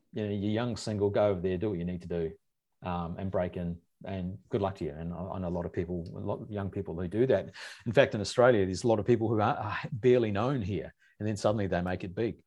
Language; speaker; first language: English; native; English